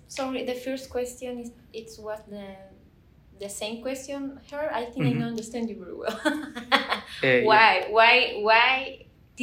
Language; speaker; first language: English; non-native, learner; Spanish